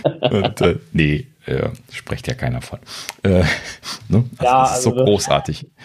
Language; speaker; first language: German; native; German